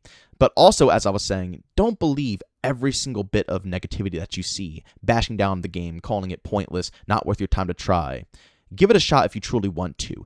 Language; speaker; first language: English; native; English